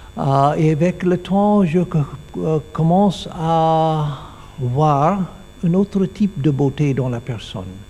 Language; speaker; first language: French; non-native, learner; English